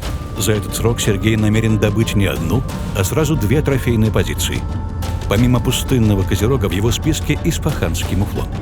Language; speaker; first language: Russian; native; Russian